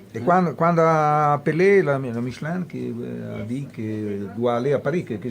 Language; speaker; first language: French; non-native, fluent; Italian